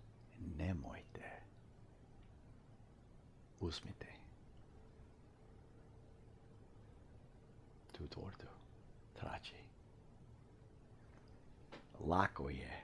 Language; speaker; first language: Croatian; early bilingual, heritage; English